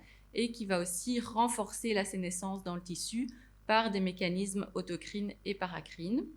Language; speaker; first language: French; native; French